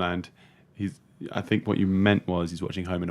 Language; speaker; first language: English; native; English